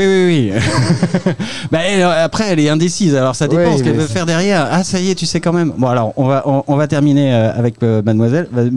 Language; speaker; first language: French; native; French